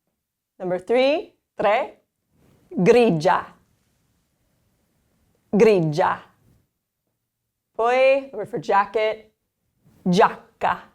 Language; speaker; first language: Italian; non-native, fluent; English